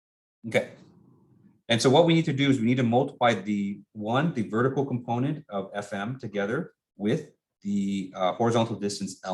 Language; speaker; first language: English; native; English